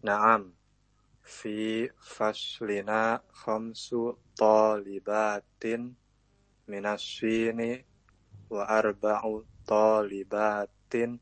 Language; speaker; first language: Arabic; non-native, learner; Indonesian